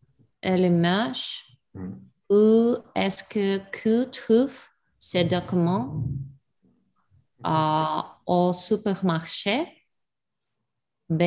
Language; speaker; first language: French; non-native, learner; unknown